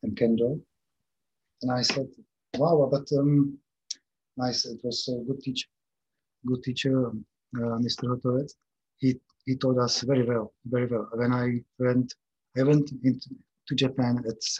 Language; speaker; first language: English; non-native, learner; Czech